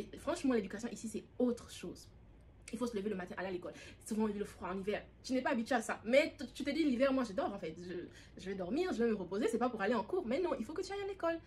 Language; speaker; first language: French; native; French